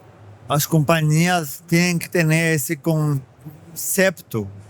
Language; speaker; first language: Portuguese; non-native, fluent; Spanish